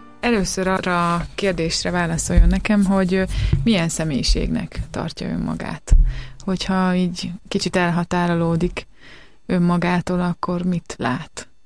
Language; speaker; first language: Hungarian; native; Hungarian